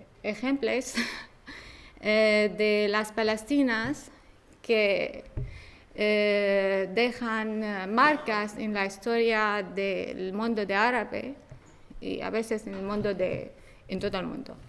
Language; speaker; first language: Spanish; non-native, learner; Arabic